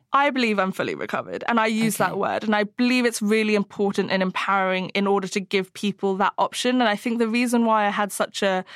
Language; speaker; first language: English; native; English